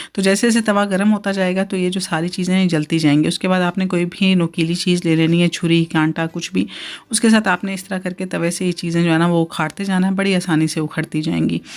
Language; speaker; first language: Urdu; native; Urdu